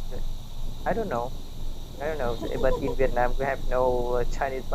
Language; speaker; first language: English; non-native, learner; Vietnamese